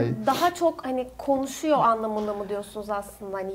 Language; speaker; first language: Turkish; native; Turkish